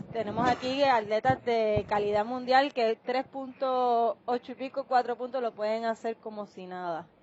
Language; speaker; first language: Spanish; native; Spanish